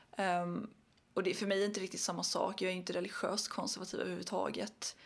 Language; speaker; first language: Swedish; early bilingual, other home language; Arabic